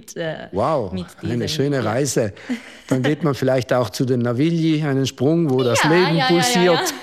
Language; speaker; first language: German; native; German